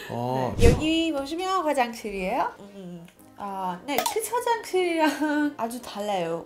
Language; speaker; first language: Korean; non-native, learner; Greek